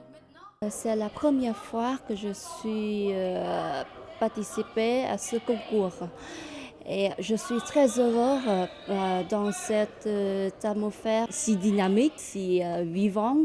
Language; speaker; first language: French; non-native, fluent; Vietnamese